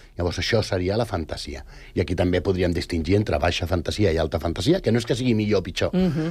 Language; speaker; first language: Catalan; non-native, local second language; Spanish